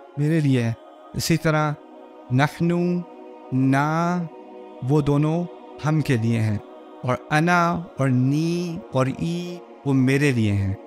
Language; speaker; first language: Urdu; early bilingual, heritage; Urdu